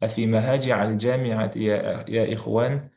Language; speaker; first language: Arabic; non-native, fluent; Uzbek